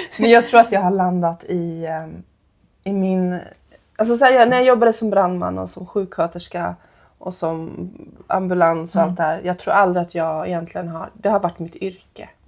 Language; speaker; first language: Swedish; non-native, fluent; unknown